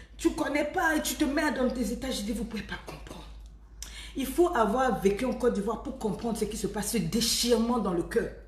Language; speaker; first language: French; native; French